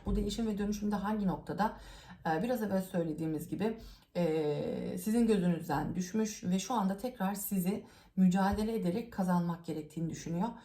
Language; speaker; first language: Turkish; native; Turkish